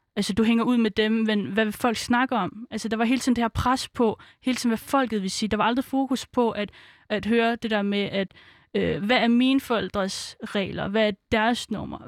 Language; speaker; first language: Danish; early bilingual, other home language; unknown